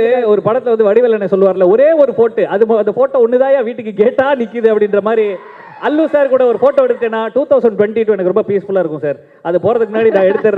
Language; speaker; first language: Tamil; native; Tamil